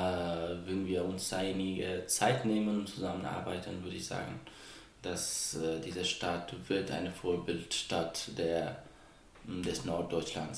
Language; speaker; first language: German; non-native, fluent; Persian